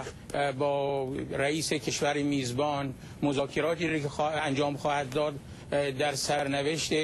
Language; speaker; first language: Persian; native; Persian